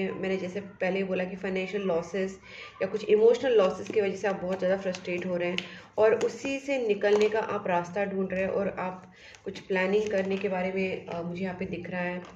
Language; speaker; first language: Hindi; non-native, local second language; Marathi